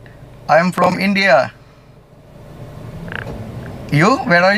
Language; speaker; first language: English; non-native, learner; Indonesian